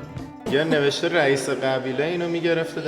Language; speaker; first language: Persian; native; Persian